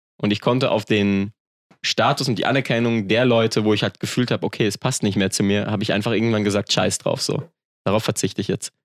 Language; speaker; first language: German; native; German